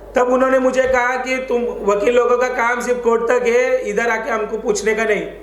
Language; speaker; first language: Hindi; non-native, local second language; Marathi